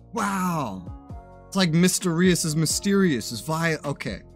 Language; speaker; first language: English; native; English